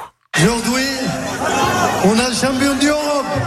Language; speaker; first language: French; non-native, learner; Arabic